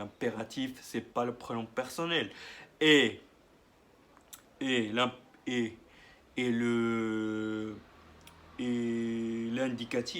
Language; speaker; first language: French; non-native, learner; Arabic